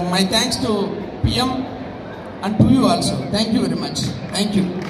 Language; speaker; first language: English; non-native, local second language; Telugu